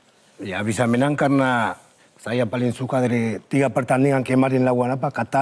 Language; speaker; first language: Indonesian; non-native, fluent; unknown